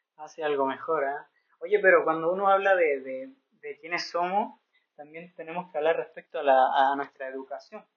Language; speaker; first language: Spanish; native; Spanish